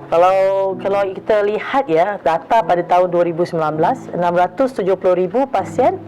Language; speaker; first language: Malay; native; Malay